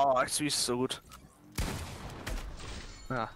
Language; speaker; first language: German; native; German